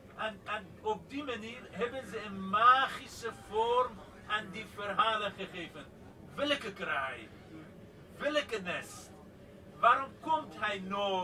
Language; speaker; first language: Dutch; non-native, fluent; Persian